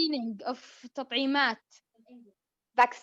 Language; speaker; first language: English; non-native, learner; Arabic